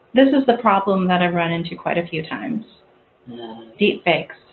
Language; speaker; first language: English; native; English